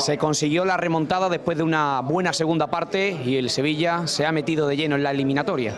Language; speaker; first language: Spanish; native; Spanish